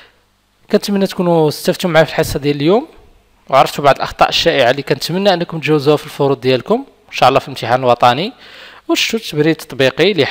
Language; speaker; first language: Arabic; native; Arabic